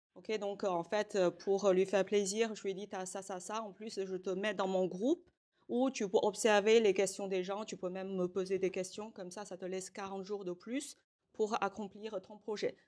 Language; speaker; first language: French; non-native, fluent; Chinese